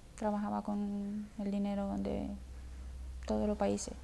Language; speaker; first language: Spanish; non-native, fluent; Romanian